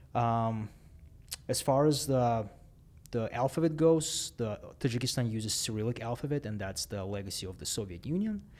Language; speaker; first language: English; non-native, fluent; Russian